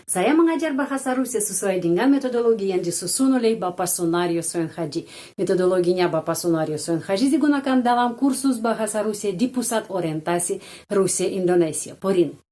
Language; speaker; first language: Indonesian; non-native, fluent; Russian